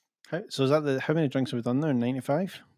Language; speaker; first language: English; native; English